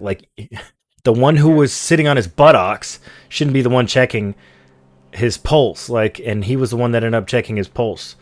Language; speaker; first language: English; native; English